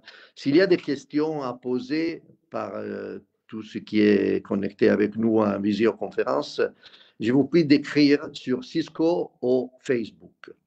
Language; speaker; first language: French; non-native, fluent; Italian